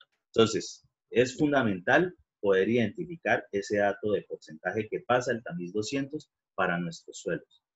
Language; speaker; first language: Spanish; native; Spanish